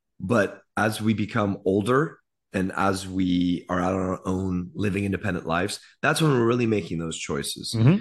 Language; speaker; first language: English; early bilingual, other home language; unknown